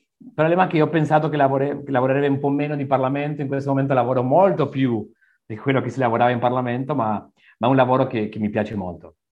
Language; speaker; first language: Italian; non-native, learner; Spanish